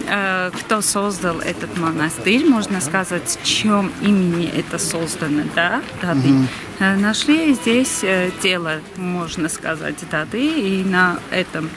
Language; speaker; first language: Russian; non-native, local second language; Armenian